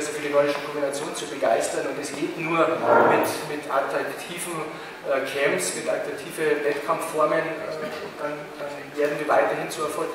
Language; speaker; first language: German; native; German